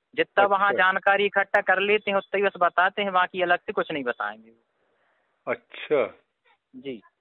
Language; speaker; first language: Hindi; native; Hindi